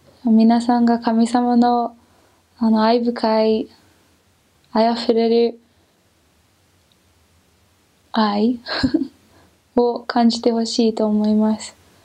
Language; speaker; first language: Japanese; non-native, fluent; English